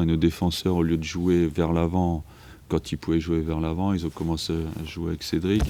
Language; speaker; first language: French; native; French